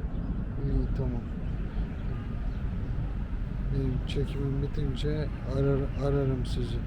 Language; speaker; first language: Turkish; native; Turkish